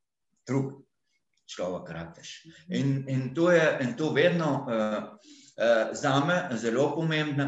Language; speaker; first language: Slovenian; non-native, fluent; Arabic